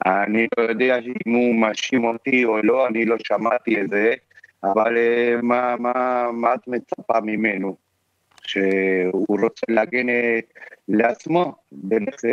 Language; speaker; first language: Hebrew; non-native, fluent; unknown